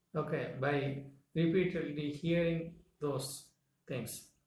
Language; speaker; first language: English; non-native, local second language; Tamil